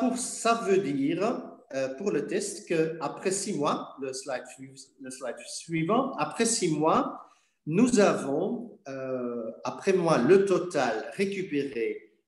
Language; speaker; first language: French; non-native, fluent; Dutch